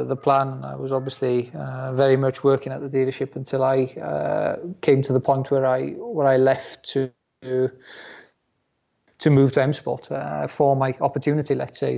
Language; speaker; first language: English; non-native, local second language; Welsh